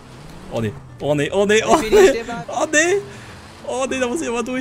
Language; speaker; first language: German; native; German